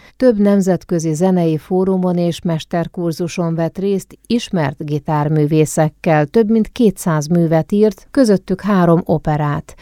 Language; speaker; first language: Hungarian; native; Hungarian